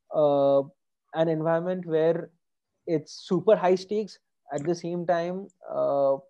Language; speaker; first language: English; non-native, local second language; Bangla